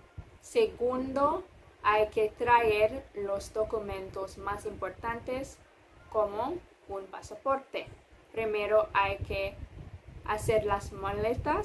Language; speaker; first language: Spanish; non-native, fluent; English